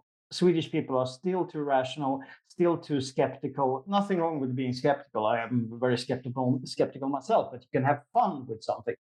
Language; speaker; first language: English; non-native, fluent; Swedish